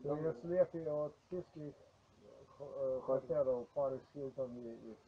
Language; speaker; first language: Polish; non-native, learner; Ukrainian